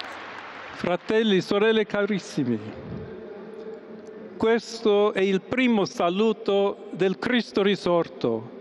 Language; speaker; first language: Italian; non-native, fluent; English